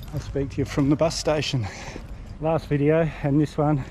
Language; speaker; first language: English; native; English